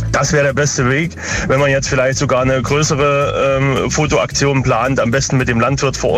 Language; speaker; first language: German; native; German